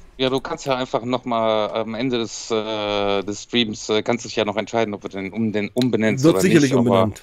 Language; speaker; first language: German; native; German